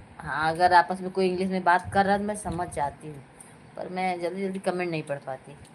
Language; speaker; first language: Hindi; native; Hindi